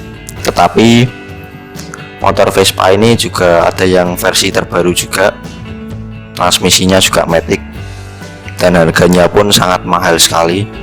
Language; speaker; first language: Indonesian; native; Indonesian